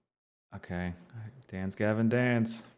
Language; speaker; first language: English; native; English